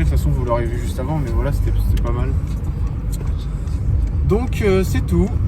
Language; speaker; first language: French; native; French